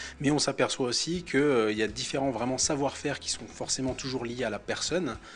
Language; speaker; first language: French; native; French